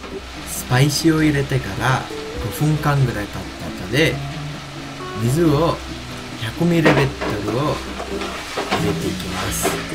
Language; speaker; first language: Japanese; non-native, learner; Sinhala